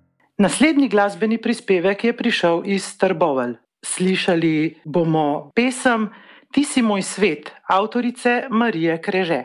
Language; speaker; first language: Slovenian; native; Slovenian